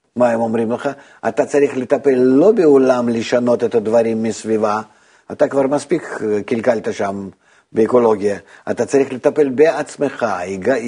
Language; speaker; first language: Hebrew; native; Hebrew